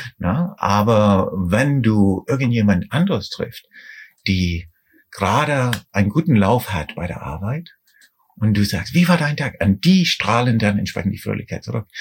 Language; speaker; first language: German; non-native, fluent; English